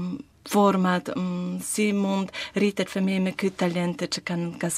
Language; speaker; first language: Albanian; non-native, learner; Slovak